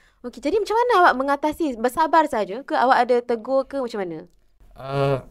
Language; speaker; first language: Malay; native; Malay